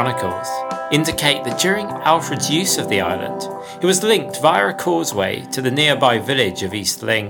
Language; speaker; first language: English; native; English